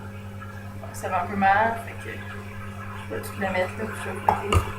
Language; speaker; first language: French; native; French